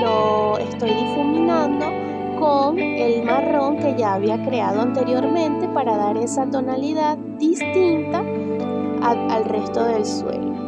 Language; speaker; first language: Spanish; native; Spanish